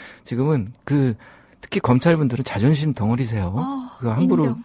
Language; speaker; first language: Korean; native; Korean